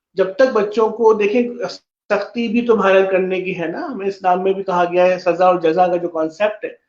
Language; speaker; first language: Urdu; native; Urdu